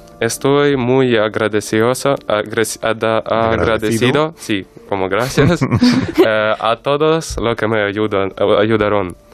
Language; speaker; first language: Spanish; non-native, learner; Ukrainian